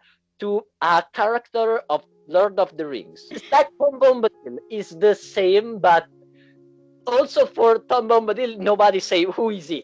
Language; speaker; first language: English; non-native, learner; Italian